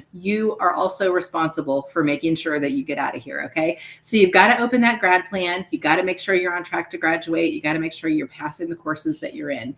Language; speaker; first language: English; native; English